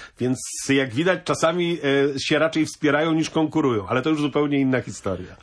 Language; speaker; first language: Polish; native; Polish